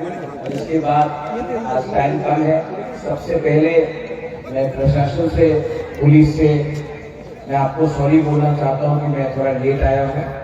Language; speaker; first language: Hindi; non-native, local second language; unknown